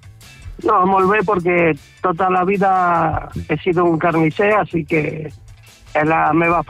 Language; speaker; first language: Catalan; non-native, local second language; Spanish